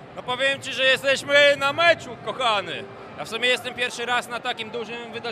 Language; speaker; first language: Polish; native; Polish